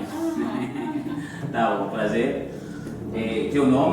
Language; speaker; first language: Portuguese; non-native, learner; Haitian Creole